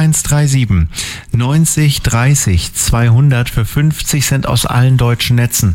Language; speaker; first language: German; native; German